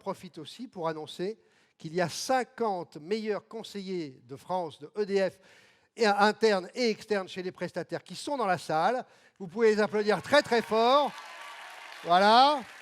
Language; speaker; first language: French; native; French